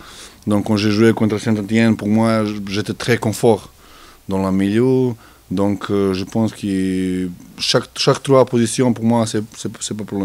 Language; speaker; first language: French; non-native, learner; Serbian